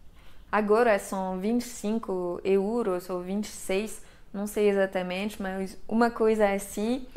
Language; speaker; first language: Portuguese; non-native, fluent; French